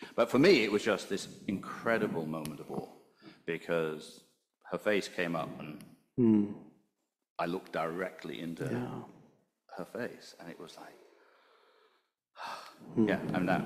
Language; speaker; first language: English; native; English